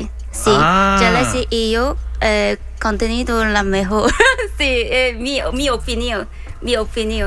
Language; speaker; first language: Spanish; non-native, learner; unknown